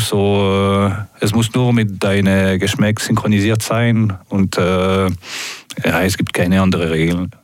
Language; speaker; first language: German; non-native, local second language; French